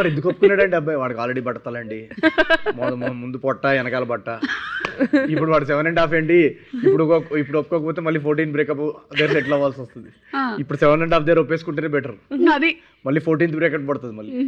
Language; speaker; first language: Telugu; native; Telugu